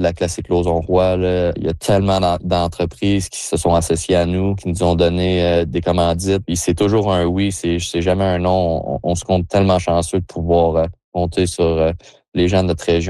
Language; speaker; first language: French; native; French